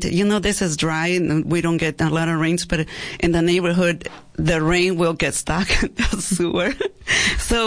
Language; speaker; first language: English; non-native, fluent; Spanish